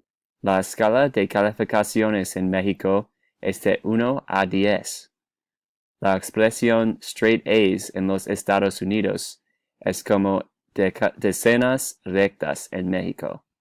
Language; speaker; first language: Spanish; non-native, learner; English